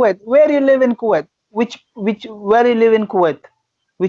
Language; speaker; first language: English; non-native, fluent; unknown